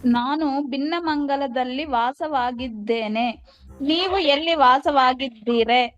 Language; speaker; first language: Kannada; non-native, learner; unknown